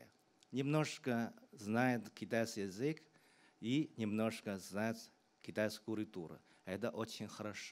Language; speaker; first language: Russian; non-native, fluent; Chinese